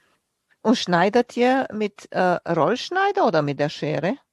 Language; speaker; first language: German; native; German